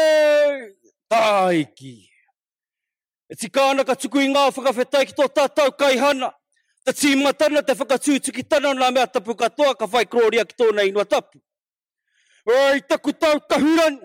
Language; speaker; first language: English; non-native, local second language; Māori